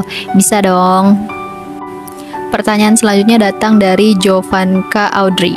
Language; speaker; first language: Indonesian; native; Indonesian